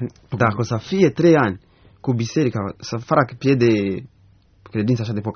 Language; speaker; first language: Romanian; non-native, learner; Rundi